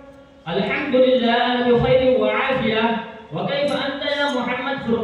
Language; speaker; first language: Arabic; non-native, learner; Urdu